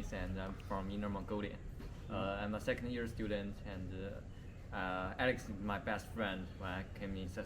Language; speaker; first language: English; non-native, learner; Chinese